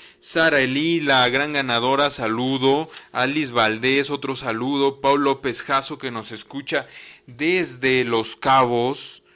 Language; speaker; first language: Spanish; native; Spanish